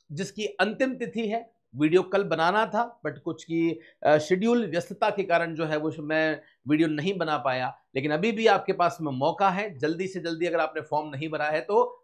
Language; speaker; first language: Hindi; native; Hindi